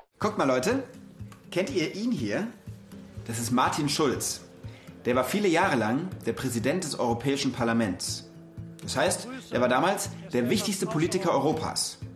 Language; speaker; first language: German; native; German